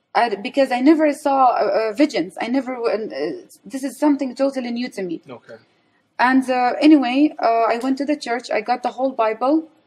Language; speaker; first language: English; non-native, fluent; Arabic